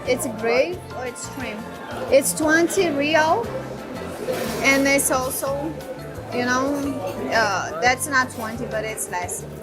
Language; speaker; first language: English; non-native, learner; Portuguese